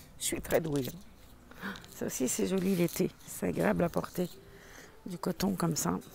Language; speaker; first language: French; native; French